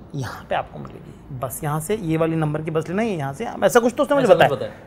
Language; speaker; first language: Hindi; native; Hindi